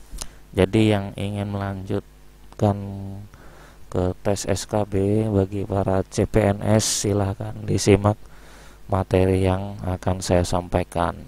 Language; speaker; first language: Indonesian; native; Indonesian